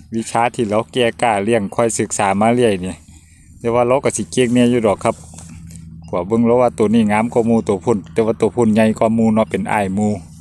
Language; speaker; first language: Thai; native; Thai